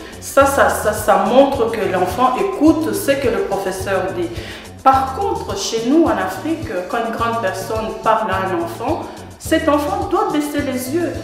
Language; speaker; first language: French; non-native, local second language; Lingala